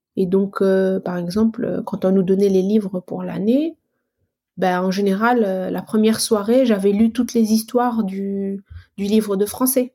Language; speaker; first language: French; non-native, local second language; Arabic